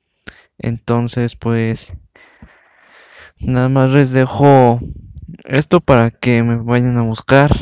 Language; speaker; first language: Spanish; native; Spanish